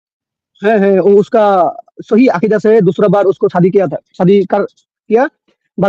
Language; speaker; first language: Hindi; non-native, local second language; Bangla